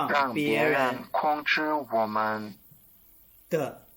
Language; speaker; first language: Chinese; non-native, learner; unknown